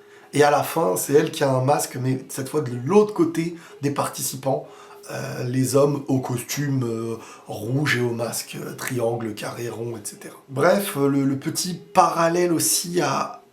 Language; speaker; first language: French; native; French